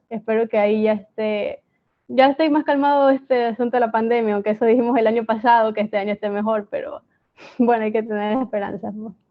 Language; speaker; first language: Spanish; native; Spanish